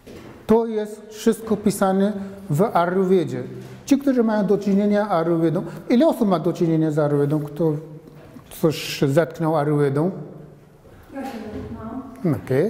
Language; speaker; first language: Polish; non-native, fluent; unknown